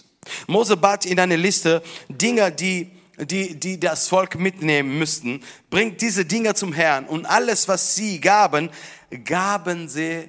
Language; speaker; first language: German; non-native, fluent; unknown